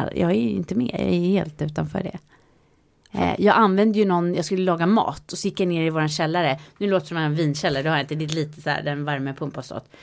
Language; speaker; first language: Swedish; native; Swedish